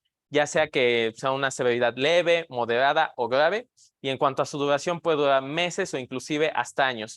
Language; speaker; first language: Spanish; native; Spanish